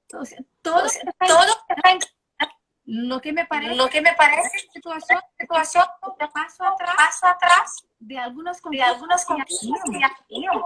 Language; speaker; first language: Spanish; non-native, learner; Portuguese